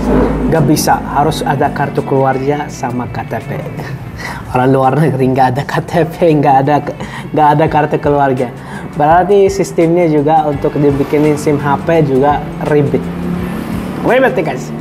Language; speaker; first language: Indonesian; non-native, fluent; Arabic